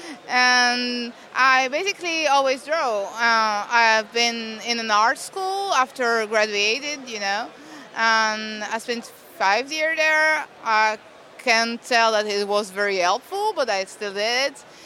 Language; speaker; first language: English; non-native, fluent; French